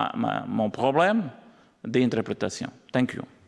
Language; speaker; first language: French; non-native, learner; Portuguese